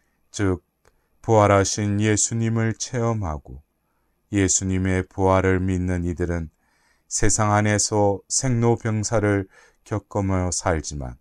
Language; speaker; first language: Korean; native; Korean